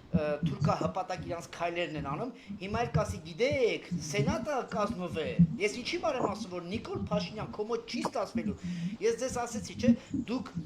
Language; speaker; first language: Armenian; native; Armenian